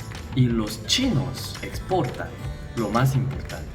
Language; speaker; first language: Spanish; non-native, learner; Korean